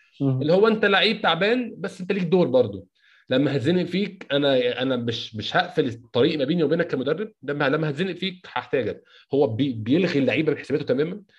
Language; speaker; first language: Arabic; native; Arabic